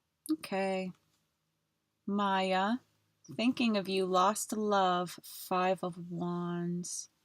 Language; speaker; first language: English; native; English